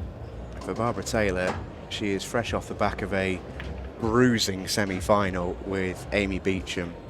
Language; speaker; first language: English; native; English